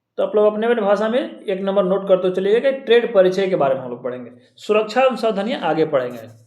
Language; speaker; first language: Hindi; native; Hindi